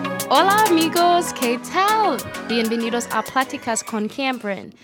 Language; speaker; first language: Spanish; non-native, learner; English